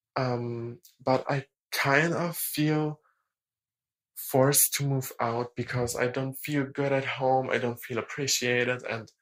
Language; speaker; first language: English; non-native, fluent; German